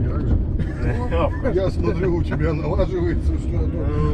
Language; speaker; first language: Russian; native; Russian